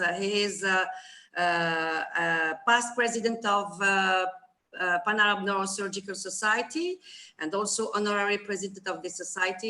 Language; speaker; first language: English; non-native, fluent; Arabic